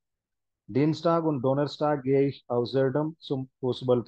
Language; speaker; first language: German; non-native, fluent; Hindi